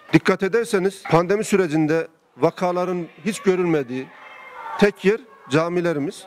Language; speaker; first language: Turkish; native; Turkish